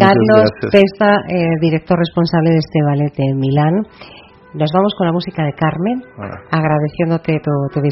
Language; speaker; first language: Spanish; native; Spanish